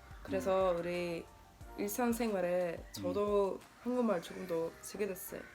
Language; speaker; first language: Korean; non-native, learner; Swedish